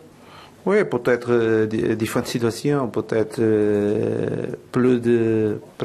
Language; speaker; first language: French; non-native, learner; Portuguese